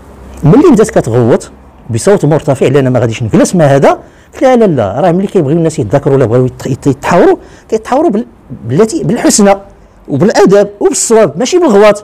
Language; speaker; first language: Arabic; native; Arabic